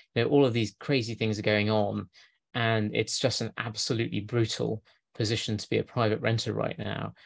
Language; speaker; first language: English; native; English